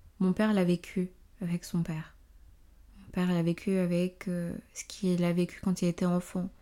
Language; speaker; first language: French; native; French